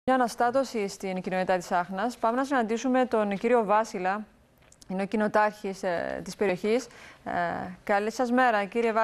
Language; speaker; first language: Greek; native; Greek